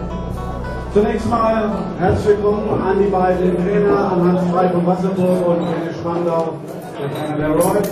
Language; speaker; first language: German; native; German